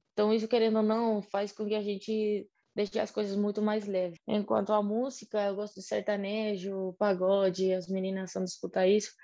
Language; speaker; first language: Portuguese; non-native, fluent; Spanish